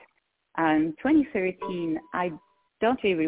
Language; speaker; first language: English; non-native, fluent; French